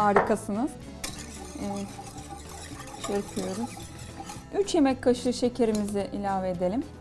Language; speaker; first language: Turkish; native; Turkish